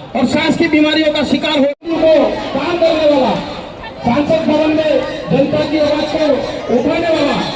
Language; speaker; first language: Hindi; non-native, local second language; Gujarati